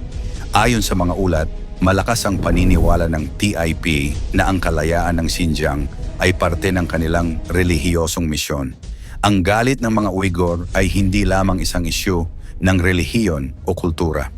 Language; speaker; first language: Filipino; native; Filipino